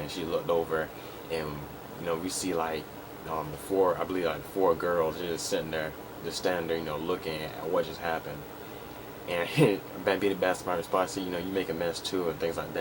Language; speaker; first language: English; native; English